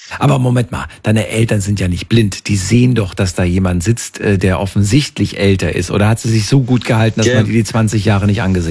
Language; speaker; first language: German; native; German